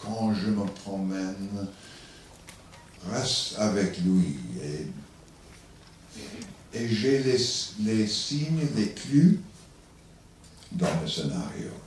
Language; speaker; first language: French; non-native, learner; English